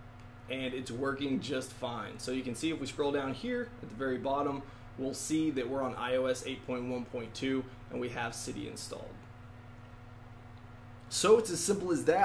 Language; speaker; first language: English; native; English